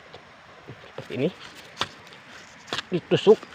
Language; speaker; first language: Indonesian; native; Indonesian